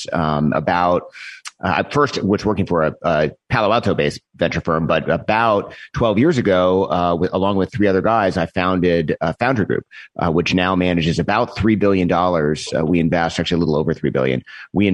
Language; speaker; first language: English; native; English